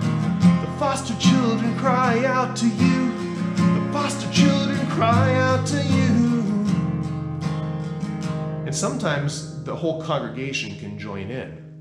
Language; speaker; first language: English; native; English